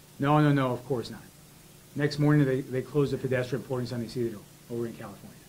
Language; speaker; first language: English; early bilingual, other home language; Spanish